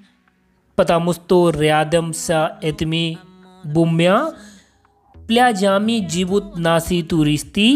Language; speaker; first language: Russian; non-native, learner; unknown